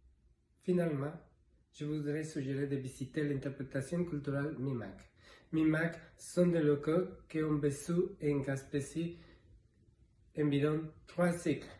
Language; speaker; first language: French; non-native, learner; Spanish